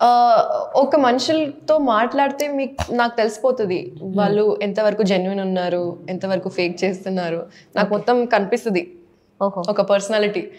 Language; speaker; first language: Telugu; non-native, local second language; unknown